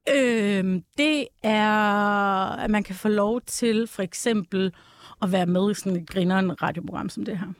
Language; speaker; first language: Danish; native; Danish